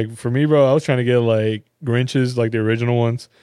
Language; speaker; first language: English; native; English